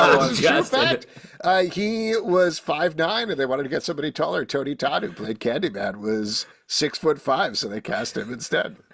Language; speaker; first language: English; native; English